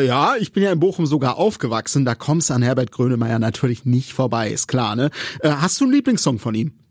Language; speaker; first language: German; native; German